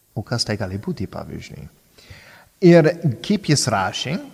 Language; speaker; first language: Lithuanian; non-native, fluent; English